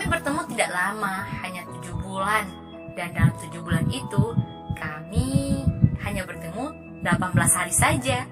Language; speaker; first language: Indonesian; native; Indonesian